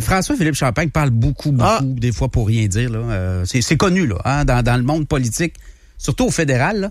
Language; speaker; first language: French; native; French